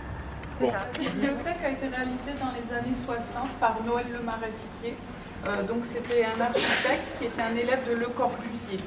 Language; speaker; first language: French; native; French